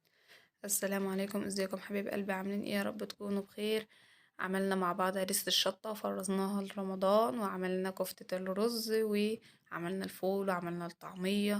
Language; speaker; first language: Arabic; native; Arabic